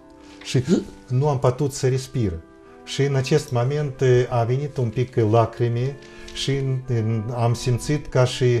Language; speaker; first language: Romanian; non-native, fluent; Russian